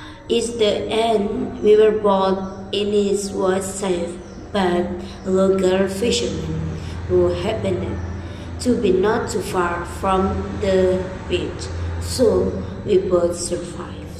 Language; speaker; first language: English; non-native, learner; Indonesian